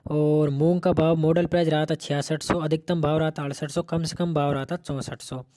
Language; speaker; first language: Hindi; native; Hindi